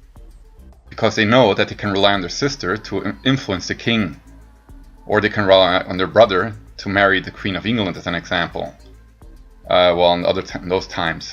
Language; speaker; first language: English; non-native, fluent; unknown